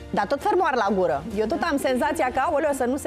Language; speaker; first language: Romanian; native; Romanian